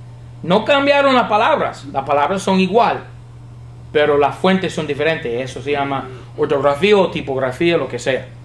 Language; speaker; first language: Spanish; non-native, fluent; English